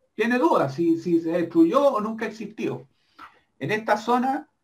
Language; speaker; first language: Spanish; native; Spanish